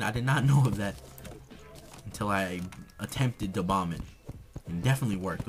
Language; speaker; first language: English; native; English